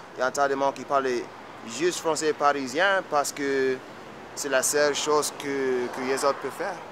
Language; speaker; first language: French; non-native, learner; English